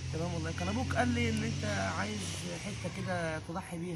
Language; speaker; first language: Arabic; native; Arabic